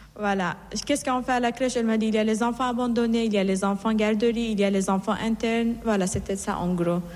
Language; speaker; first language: French; non-native, fluent; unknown